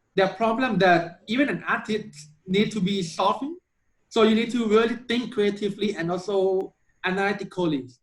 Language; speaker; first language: English; non-native, fluent; Thai